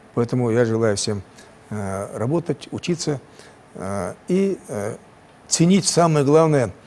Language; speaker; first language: Russian; non-native, local second language; Chechen